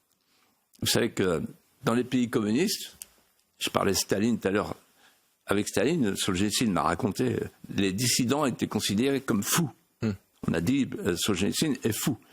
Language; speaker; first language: French; native; French